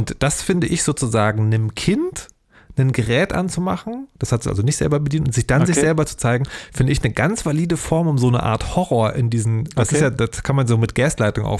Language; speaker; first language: German; native; German